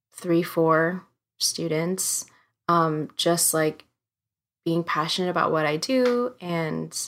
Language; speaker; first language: English; native; English